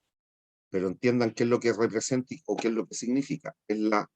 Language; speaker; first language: Spanish; native; Spanish